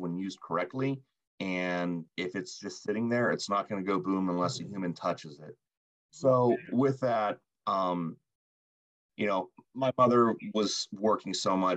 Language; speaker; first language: English; native; English